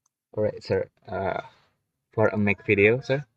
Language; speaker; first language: English; non-native, learner; Indonesian